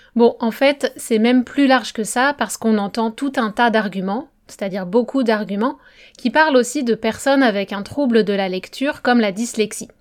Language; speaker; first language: French; native; French